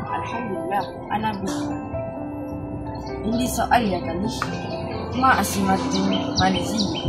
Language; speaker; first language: Arabic; non-native, learner; Malay